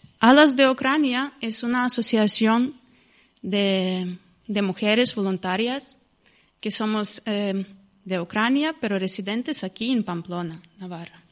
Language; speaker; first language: Spanish; non-native, fluent; Ukrainian